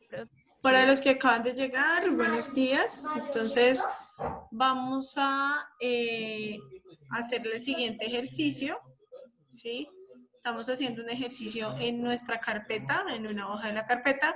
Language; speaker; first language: Spanish; native; Spanish